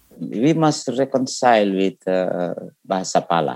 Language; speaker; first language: English; non-native, learner; Indonesian